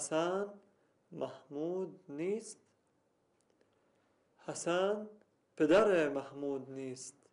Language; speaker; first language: Persian; non-native, learner; Arabic